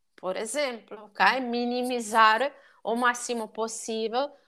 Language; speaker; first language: Portuguese; non-native, fluent; Italian